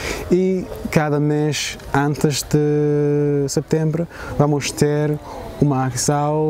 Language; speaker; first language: Portuguese; non-native, fluent; English